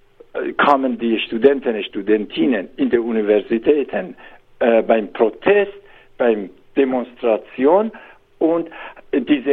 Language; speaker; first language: German; non-native, learner; Persian